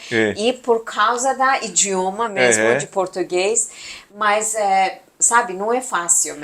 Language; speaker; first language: Portuguese; non-native, learner; Persian